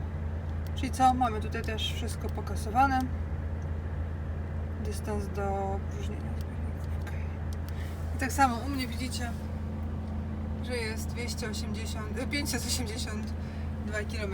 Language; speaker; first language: Polish; native; Polish